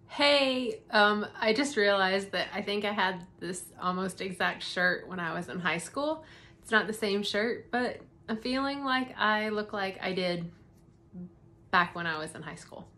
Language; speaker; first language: English; native; English